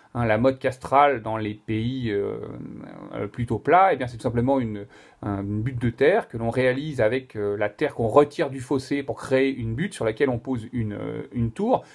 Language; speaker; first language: French; native; French